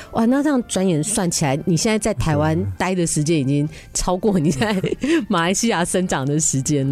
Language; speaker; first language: Chinese; native; Chinese